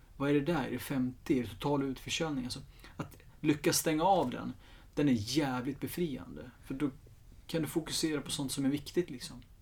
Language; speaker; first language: Swedish; early bilingual, other home language; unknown